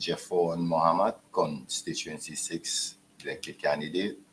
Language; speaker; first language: English; native; English